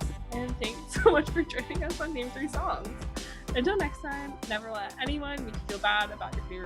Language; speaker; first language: English; native; English